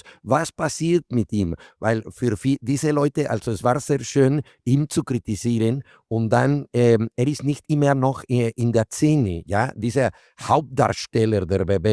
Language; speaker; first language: German; non-native, fluent; Spanish